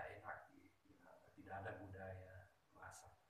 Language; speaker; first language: Indonesian; early bilingual, heritage; Dutch